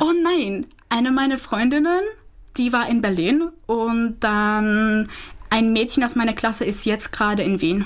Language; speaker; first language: German; non-native, fluent; Czech